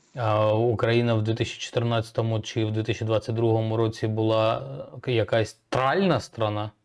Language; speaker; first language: Ukrainian; non-native, local second language; Russian